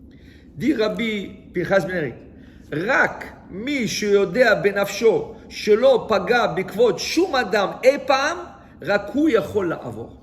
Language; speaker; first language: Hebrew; non-native, fluent; French